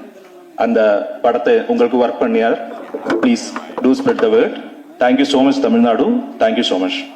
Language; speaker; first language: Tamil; non-native, learner; Malayalam